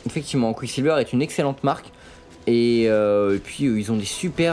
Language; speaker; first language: French; native; French